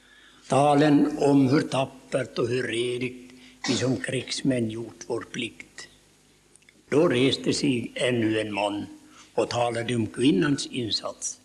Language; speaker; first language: Swedish; native; Swedish